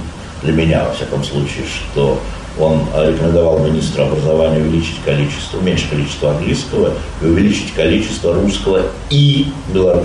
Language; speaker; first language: Russian; native; Russian